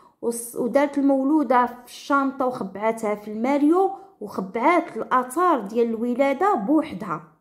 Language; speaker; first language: Arabic; native; Arabic